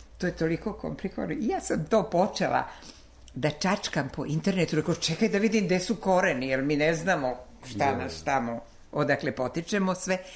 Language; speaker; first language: Serbian; non-native, local second language; Slovak